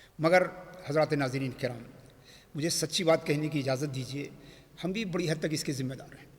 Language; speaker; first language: Urdu; native; Urdu